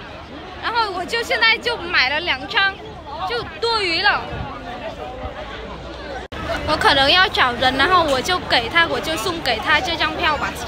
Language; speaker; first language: Chinese; non-native, fluent; Vietnamese